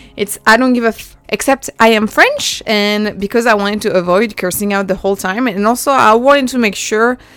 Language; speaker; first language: English; non-native, fluent; French